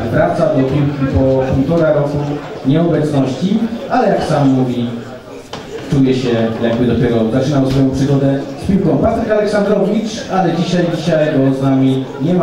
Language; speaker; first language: Polish; native; Polish